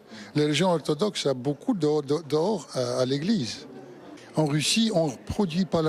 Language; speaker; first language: French; non-native, fluent; Russian